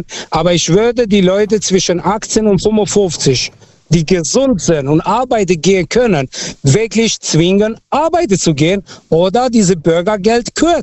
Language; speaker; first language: German; non-native, fluent; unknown